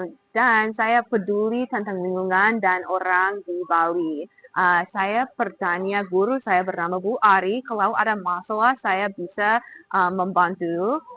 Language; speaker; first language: Indonesian; non-native, fluent; English